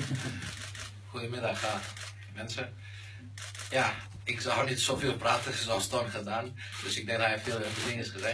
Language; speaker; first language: Dutch; non-native, learner; Greek